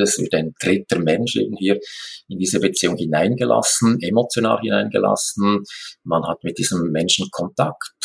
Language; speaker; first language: German; native; German